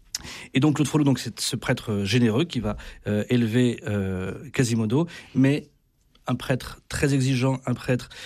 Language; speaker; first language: French; native; French